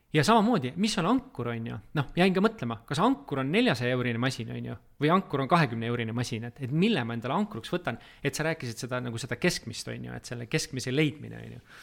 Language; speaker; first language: Estonian; native; Estonian